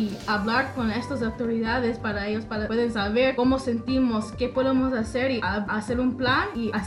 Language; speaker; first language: Spanish; early bilingual, heritage; English